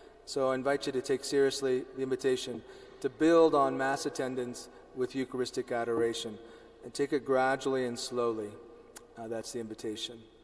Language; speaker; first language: English; early bilingual, other home language; Spanish